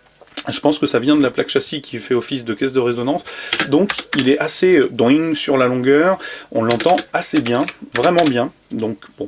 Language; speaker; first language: French; native; French